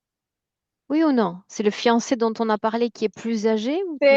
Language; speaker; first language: French; native; French